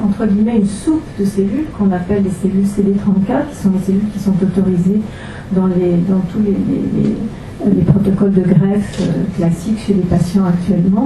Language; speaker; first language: French; native; French